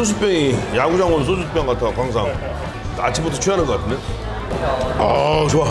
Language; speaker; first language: Korean; native; Korean